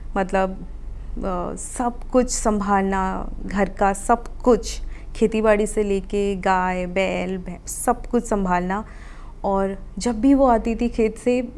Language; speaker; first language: Hindi; non-native, local second language; Odia